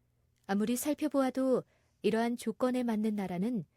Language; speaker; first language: Korean; native; Korean